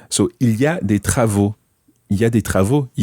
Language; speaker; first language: French; non-native, fluent; English